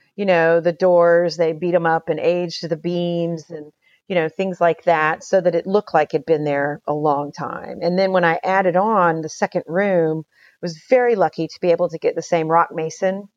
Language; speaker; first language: English; native; English